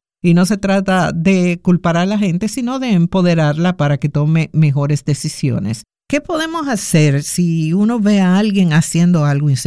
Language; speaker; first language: Spanish; native; Spanish